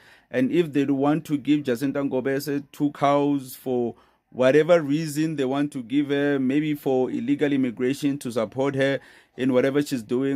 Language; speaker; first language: English; non-native, local second language; Zulu